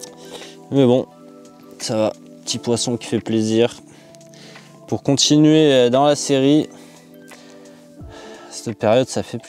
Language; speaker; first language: French; native; French